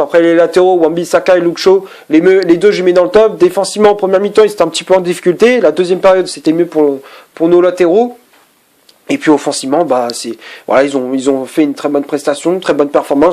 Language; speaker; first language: French; native; French